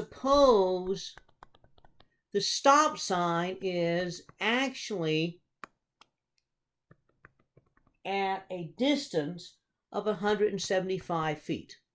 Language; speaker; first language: English; native; English